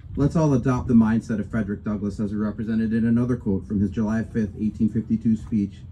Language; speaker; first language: English; native; English